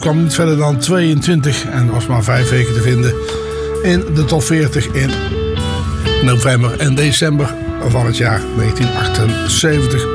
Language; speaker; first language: Dutch; native; Dutch